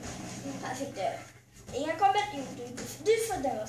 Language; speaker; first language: Swedish; early bilingual, other home language; Albanian